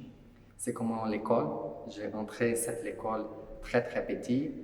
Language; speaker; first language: French; non-native, fluent; Portuguese